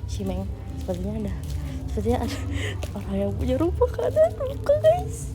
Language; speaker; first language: Indonesian; native; Indonesian